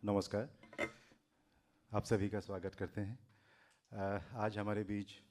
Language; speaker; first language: Hindi; non-native, local second language; Assamese